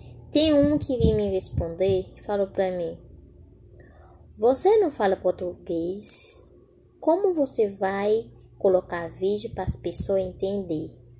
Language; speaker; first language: Portuguese; non-native, learner; Haitian Creole